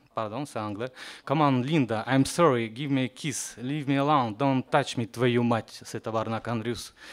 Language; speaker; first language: French; non-native, fluent; Russian